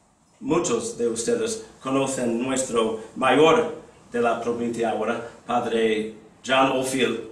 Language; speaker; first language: Spanish; non-native, fluent; English